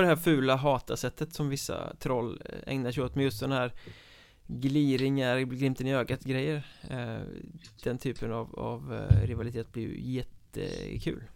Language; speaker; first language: Swedish; native; Swedish